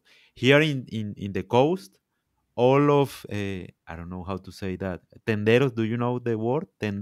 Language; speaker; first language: English; non-native, learner; Spanish